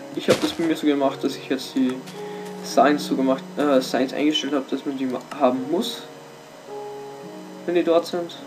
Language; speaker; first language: German; native; German